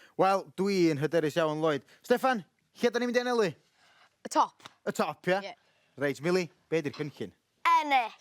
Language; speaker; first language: Welsh; native; Welsh